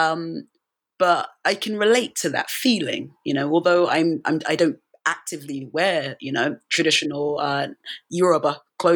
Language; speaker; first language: English; native; English